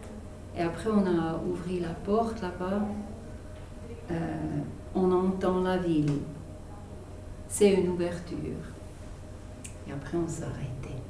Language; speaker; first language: French; non-native, fluent; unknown